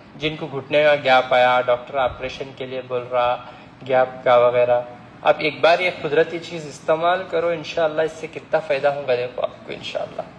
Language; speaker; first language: Hindi; non-native, local second language; Urdu